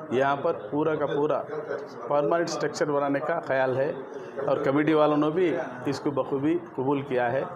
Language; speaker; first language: Urdu; native; Urdu